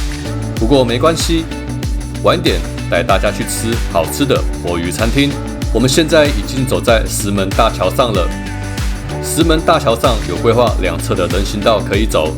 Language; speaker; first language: Chinese; native; Chinese